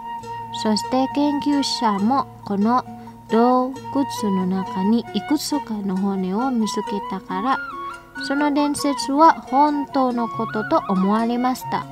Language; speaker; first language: Japanese; non-native, fluent; Indonesian